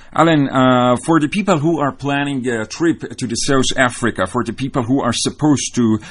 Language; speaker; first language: English; non-native, fluent; Persian